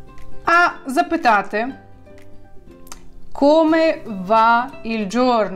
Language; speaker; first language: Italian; non-native, fluent; Ukrainian